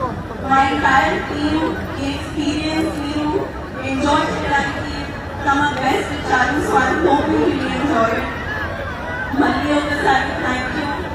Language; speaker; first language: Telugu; non-native, learner; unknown